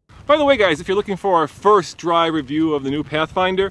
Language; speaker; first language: English; native; English